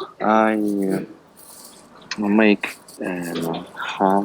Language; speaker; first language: English; non-native, learner; Russian